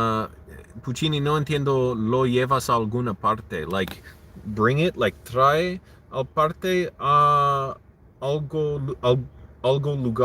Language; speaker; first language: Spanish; non-native, learner; English